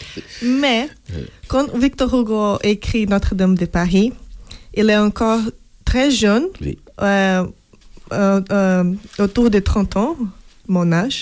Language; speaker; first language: French; non-native, fluent; Portuguese